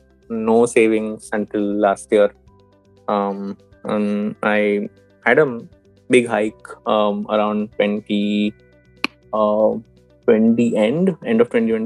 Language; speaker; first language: English; non-native, local second language; Odia